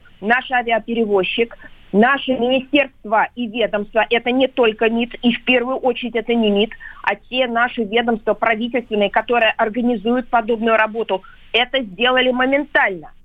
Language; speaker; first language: Russian; native; Russian